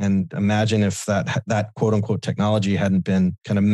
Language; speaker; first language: English; native; English